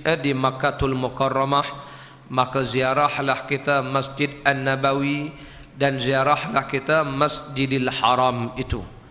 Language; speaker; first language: Malay; native; Malay